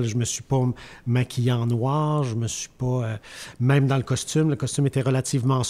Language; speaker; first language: French; native; French